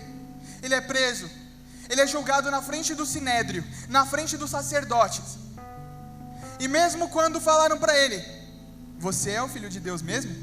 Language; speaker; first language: Portuguese; native; Portuguese